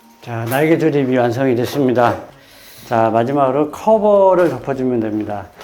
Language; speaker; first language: Korean; native; Korean